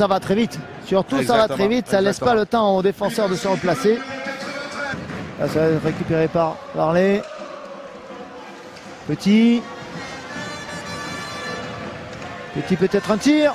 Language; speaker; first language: French; native; French